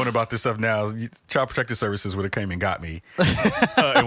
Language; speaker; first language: English; native; English